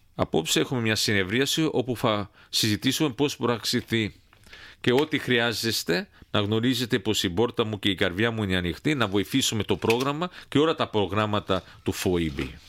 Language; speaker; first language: Greek; early bilingual, heritage; Greek